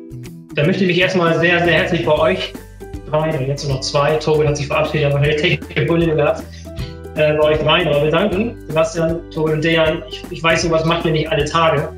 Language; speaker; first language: German; native; German